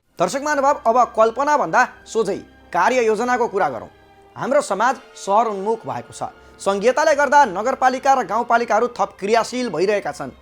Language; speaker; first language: Nepali; native; Nepali